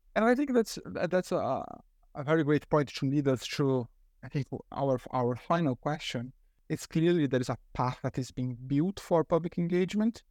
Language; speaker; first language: English; non-native, fluent; Portuguese